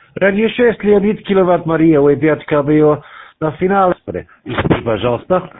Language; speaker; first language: Russian; non-native, learner; German